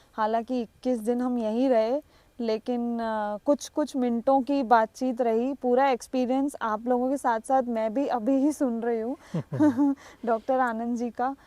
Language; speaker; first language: Hindi; native; Hindi